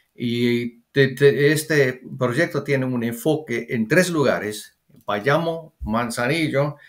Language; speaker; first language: Spanish; non-native, fluent; English